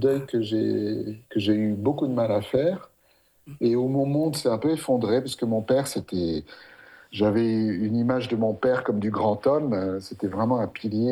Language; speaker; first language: French; native; French